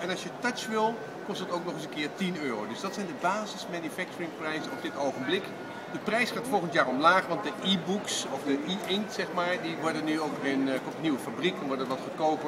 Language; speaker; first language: Dutch; native; Dutch